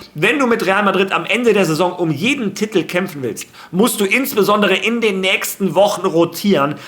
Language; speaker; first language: German; early bilingual, other home language; Spanish